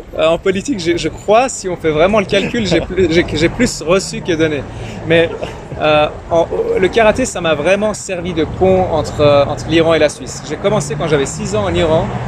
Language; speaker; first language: French; early bilingual, other home language; Persian